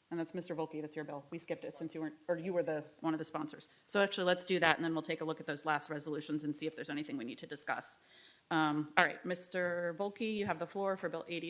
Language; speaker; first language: English; native; English